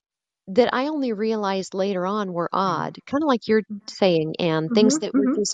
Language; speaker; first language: English; native; English